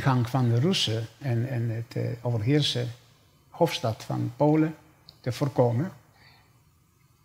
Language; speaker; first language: Dutch; non-native, fluent; Polish